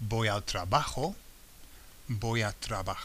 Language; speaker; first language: Spanish; non-native, fluent; English